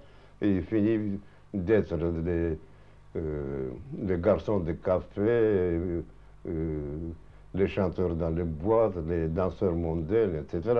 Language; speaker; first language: French; non-native, fluent; Russian